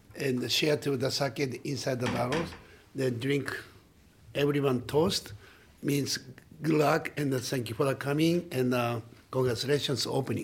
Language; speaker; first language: English; non-native, learner; Japanese